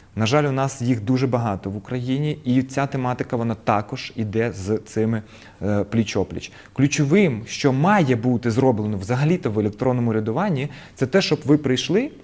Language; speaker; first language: Ukrainian; non-native, local second language; Russian